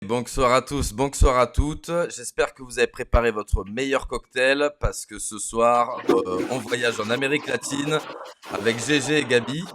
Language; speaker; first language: French; native; French